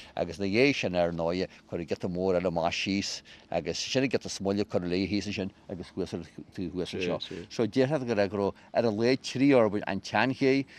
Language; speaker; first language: Irish; native; Irish